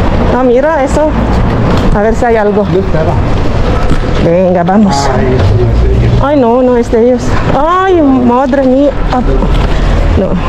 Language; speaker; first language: Spanish; non-native, learner; Filipino